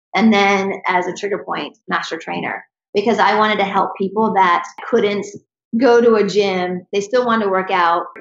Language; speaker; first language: English; native; English